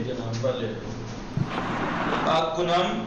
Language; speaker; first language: Persian; non-native, fluent; Urdu